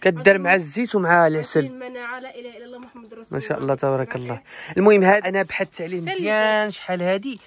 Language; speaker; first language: Arabic; native; Arabic